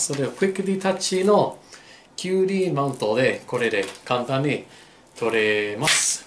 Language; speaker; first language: Japanese; non-native, learner; English